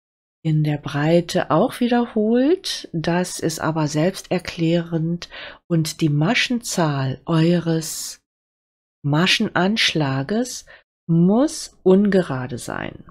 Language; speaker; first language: German; native; German